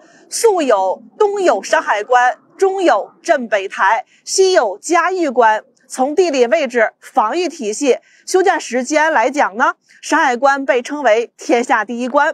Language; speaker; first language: Chinese; native; Chinese